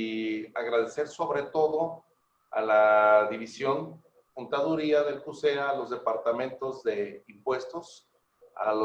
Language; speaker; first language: Spanish; native; Spanish